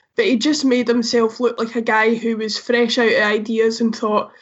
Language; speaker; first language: English; native; English